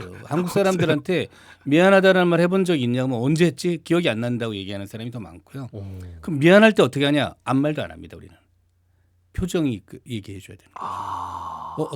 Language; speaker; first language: Korean; native; Korean